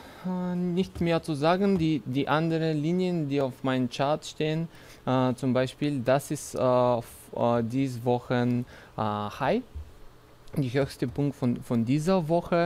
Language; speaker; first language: German; non-native, fluent; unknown